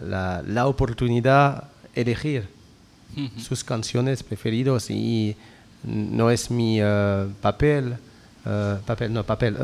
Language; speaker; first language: Spanish; non-native, learner; French